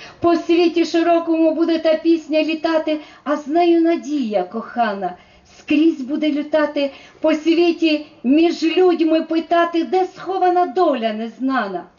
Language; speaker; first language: Ukrainian; native; Ukrainian